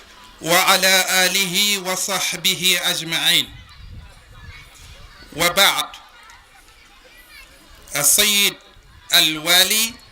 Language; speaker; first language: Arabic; non-native, fluent; Wolof